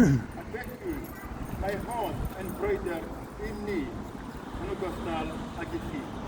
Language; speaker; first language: Welsh; non-native, fluent; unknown